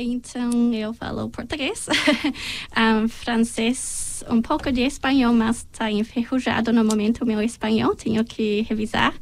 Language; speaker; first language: Portuguese; non-native, fluent; English